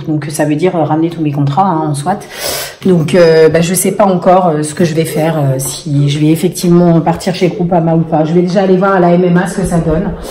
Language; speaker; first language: French; native; French